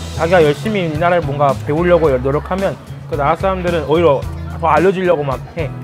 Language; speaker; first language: Korean; early bilingual, other home language; Lingala